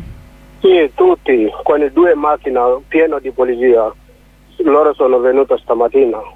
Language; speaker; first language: Italian; non-native, learner; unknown